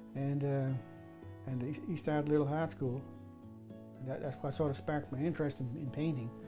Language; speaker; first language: English; native; English